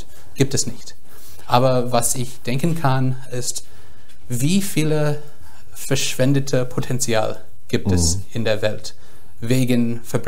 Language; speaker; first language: German; non-native, fluent; English